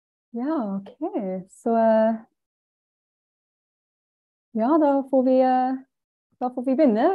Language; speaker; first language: Norwegian; non-native, fluent; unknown